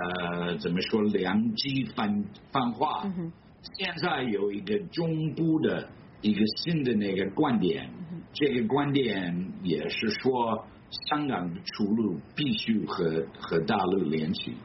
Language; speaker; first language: Chinese; non-native, fluent; English